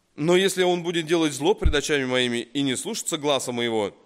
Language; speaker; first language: Russian; native; Russian